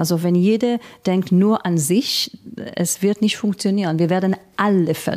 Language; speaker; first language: German; non-native, fluent; Hebrew